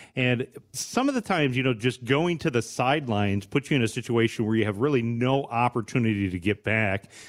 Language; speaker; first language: English; native; English